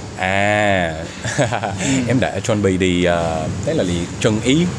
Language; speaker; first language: Vietnamese; non-native, learner; English